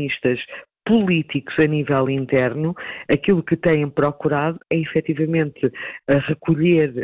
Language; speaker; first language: Portuguese; native; Portuguese